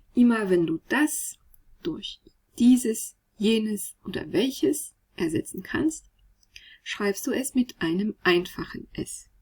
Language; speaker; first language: German; non-native, fluent; French